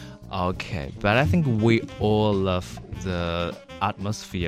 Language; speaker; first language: English; non-native, fluent; Chinese